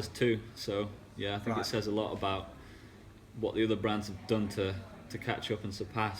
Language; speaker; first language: English; native; English